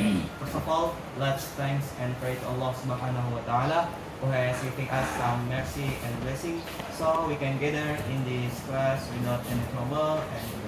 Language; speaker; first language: English; non-native, learner; Indonesian